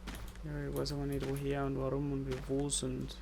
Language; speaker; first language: German; native; German